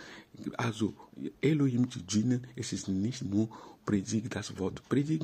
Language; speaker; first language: German; non-native, fluent; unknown